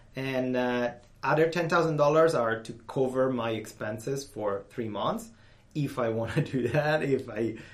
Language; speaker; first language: English; non-native, fluent; Italian